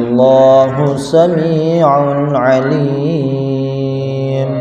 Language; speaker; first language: Arabic; non-native, fluent; Indonesian